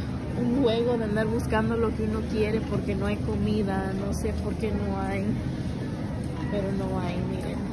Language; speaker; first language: Spanish; early bilingual, heritage; Spanish